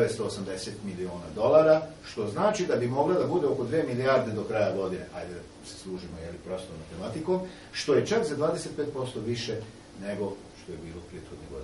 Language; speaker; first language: Serbian; native; Serbian